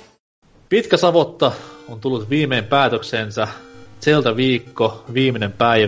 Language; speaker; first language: Finnish; native; Finnish